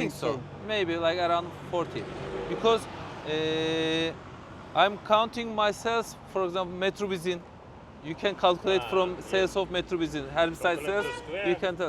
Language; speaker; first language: English; non-native, fluent; Turkish